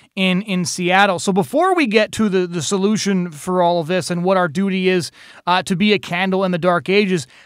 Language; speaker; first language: English; native; English